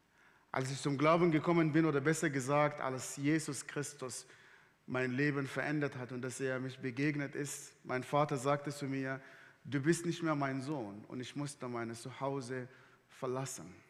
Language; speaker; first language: German; non-native, fluent; Arabic